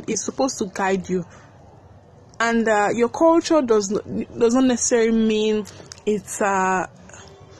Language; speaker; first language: English; non-native, local second language; Krio